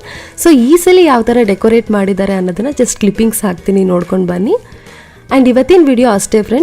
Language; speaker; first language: Kannada; native; Kannada